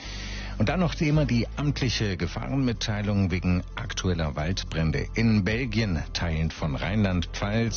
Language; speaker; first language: German; native; German